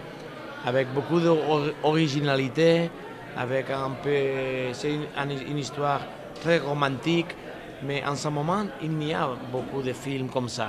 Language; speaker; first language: French; non-native, learner; Spanish